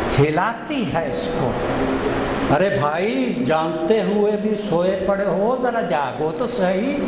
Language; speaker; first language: Hindi; non-native, local second language; Punjabi